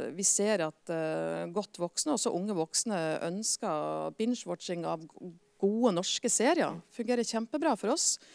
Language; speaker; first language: Norwegian; native; Norwegian